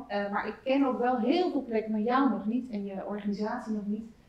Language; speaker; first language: Dutch; native; Dutch